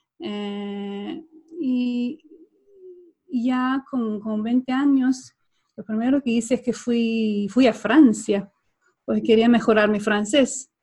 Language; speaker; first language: Spanish; non-native, fluent; Swedish